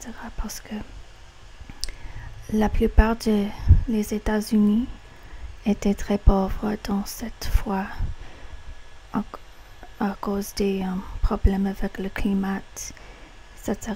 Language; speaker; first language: French; non-native, learner; English